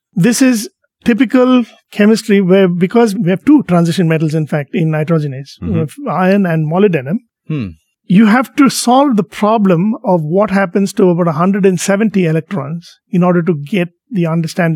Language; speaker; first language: English; non-native, local second language; Tamil